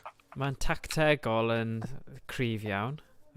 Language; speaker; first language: Welsh; native; Welsh